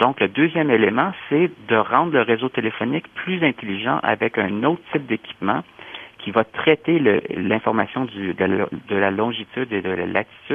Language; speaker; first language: French; native; French